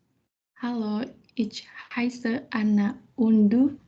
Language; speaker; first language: German; non-native, learner; Indonesian